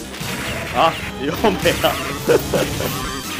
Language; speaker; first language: Chinese; native; Chinese